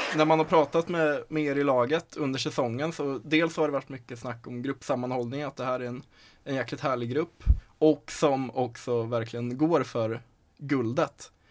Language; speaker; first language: Swedish; native; Swedish